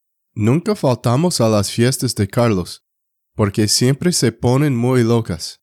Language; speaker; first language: Spanish; non-native, fluent; English